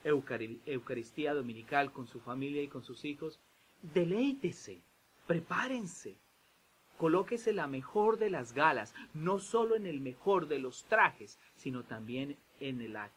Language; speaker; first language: Spanish; native; Spanish